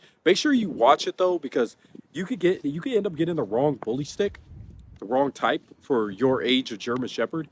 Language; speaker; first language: English; native; English